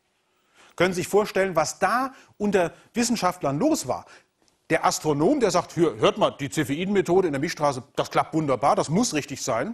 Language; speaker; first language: German; native; German